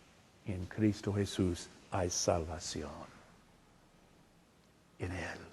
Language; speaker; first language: Spanish; non-native, fluent; English